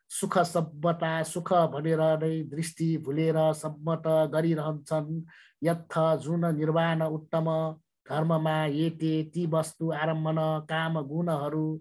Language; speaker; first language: Nepali; non-native, local second language; Newari